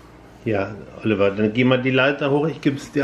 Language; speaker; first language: German; native; German